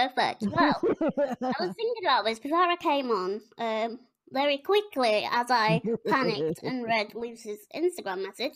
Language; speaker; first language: English; native; English